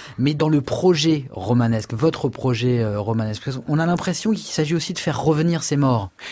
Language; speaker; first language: French; native; French